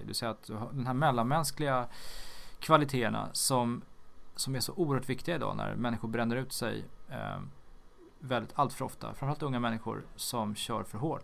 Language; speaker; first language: Swedish; native; Swedish